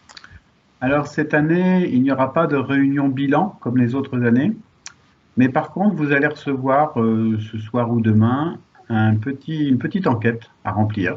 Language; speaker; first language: French; native; French